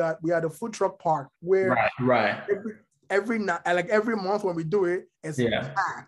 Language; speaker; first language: English; non-native, local second language; Yoruba